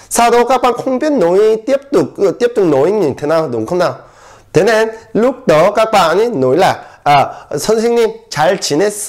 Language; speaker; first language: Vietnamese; non-native, fluent; Korean